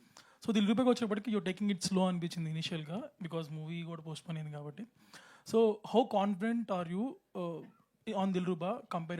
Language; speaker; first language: Telugu; native; Telugu